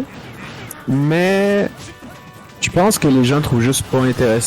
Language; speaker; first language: French; native; French